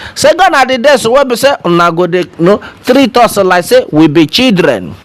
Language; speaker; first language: Nigerian Pidgin; non-native, local second language; Yoruba